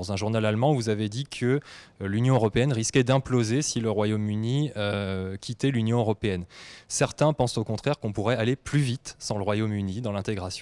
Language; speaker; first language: French; native; French